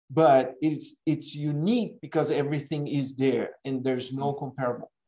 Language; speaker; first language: English; non-native, fluent; Portuguese